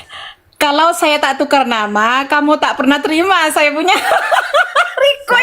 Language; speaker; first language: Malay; non-native, local second language; Madurese